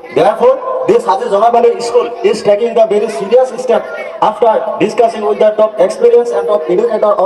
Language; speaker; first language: English; non-native, local second language; Assamese